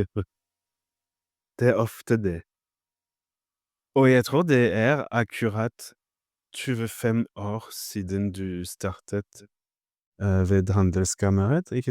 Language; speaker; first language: Norwegian; non-native, fluent; French